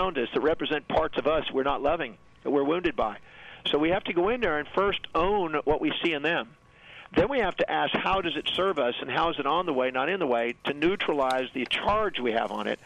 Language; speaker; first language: English; native; English